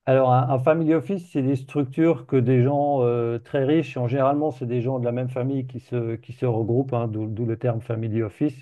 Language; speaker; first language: French; native; French